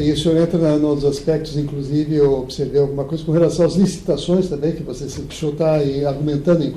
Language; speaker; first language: Portuguese; native; Portuguese